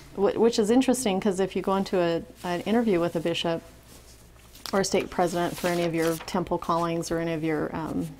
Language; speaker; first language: English; native; English